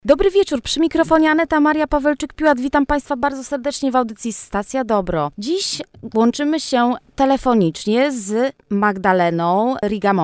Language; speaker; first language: Polish; native; Polish